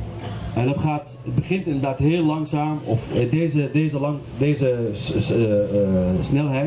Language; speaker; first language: Dutch; non-native, fluent; Arabic